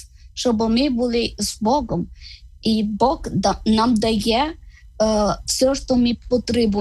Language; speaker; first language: Ukrainian; non-native, learner; Malayalam